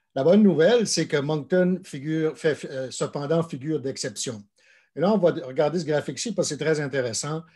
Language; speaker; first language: French; native; French